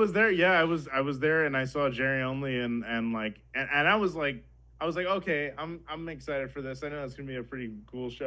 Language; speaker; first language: English; native; English